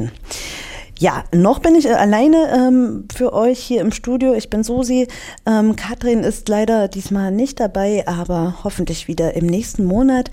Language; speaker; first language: German; native; German